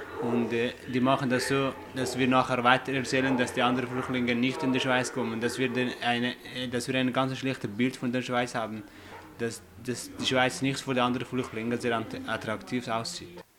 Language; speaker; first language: German; non-native, fluent; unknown